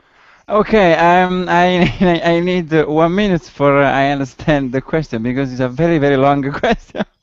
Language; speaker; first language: English; non-native, learner; Italian